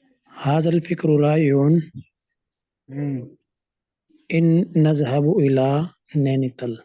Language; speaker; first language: Arabic; non-native, learner; Hindi